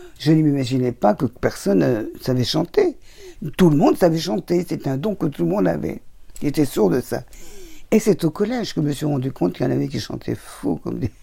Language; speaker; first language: French; native; French